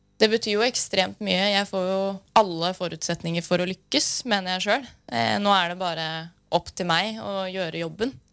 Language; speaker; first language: Norwegian; native; Norwegian